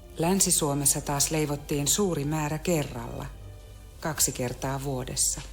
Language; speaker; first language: Finnish; native; Finnish